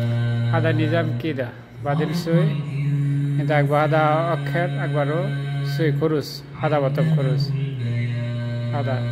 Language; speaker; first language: Arabic; non-native, learner; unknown